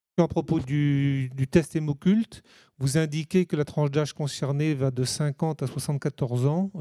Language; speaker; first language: French; native; French